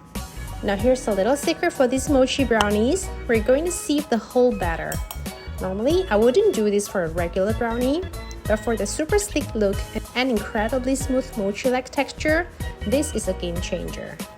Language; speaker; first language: English; non-native, local second language; Indonesian